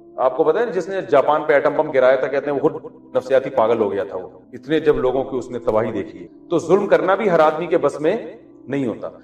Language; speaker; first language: Urdu; native; Urdu